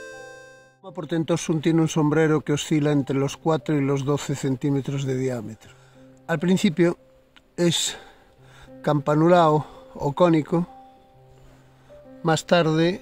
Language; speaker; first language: Spanish; native; Spanish